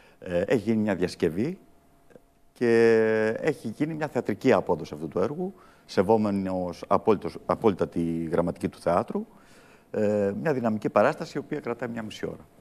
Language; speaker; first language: Greek; early bilingual, heritage; Greek